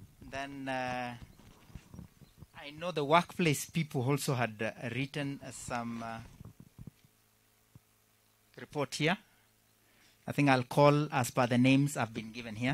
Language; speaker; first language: English; non-native, local second language; Kalenjin